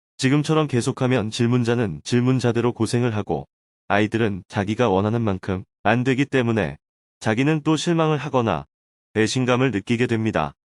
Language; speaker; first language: Korean; native; Korean